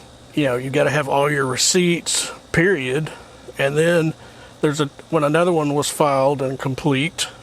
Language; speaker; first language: English; native; English